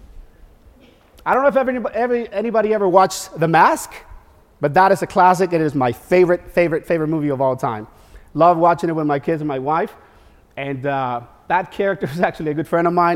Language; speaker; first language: English; non-native, fluent; Spanish